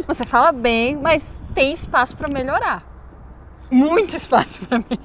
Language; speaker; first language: Portuguese; native; Portuguese